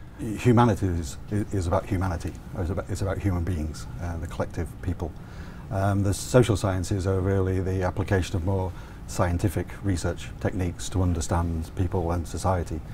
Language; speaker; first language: English; native; English